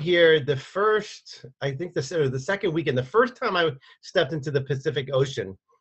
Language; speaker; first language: English; native; English